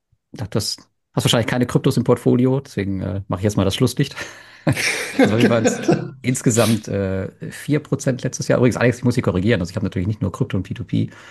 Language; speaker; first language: German; native; German